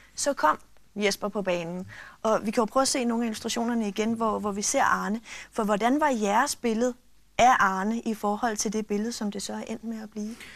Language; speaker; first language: Danish; native; Danish